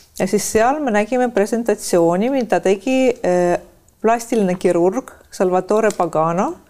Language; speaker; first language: Estonian; non-native, local second language; Russian